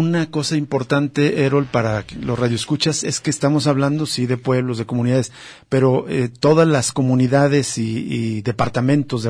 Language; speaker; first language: Spanish; native; Spanish